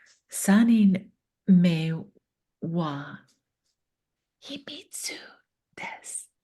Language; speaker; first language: Japanese; non-native, learner; English